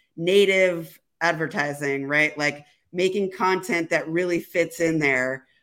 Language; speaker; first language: English; native; English